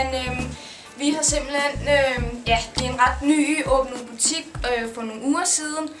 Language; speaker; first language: Danish; native; Danish